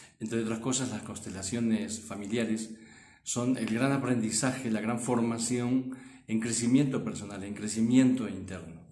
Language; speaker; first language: Spanish; native; Spanish